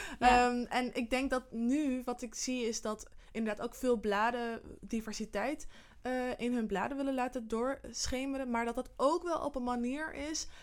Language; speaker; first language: Dutch; early bilingual, other home language; Somali